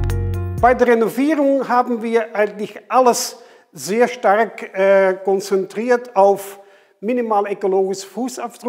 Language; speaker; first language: German; non-native, fluent; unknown